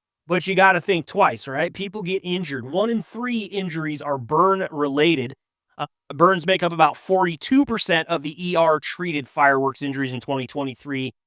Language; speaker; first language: English; native; English